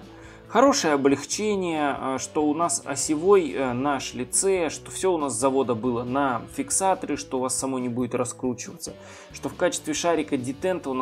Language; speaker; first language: Russian; native; Russian